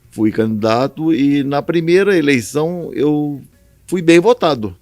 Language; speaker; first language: Portuguese; native; Portuguese